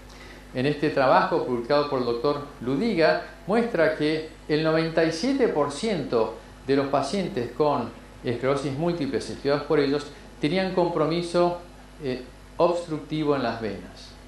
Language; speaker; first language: Spanish; native; Spanish